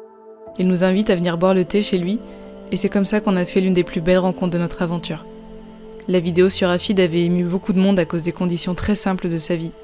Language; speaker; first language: French; native; French